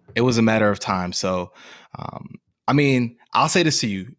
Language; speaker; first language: English; native; English